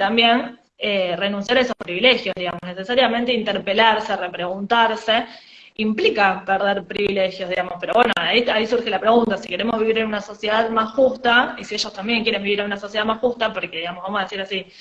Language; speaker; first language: Spanish; native; Spanish